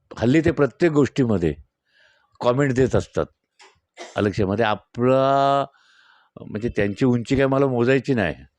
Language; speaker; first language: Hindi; non-native, local second language; Marathi